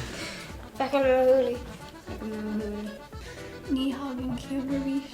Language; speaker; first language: Irish; non-native, learner; English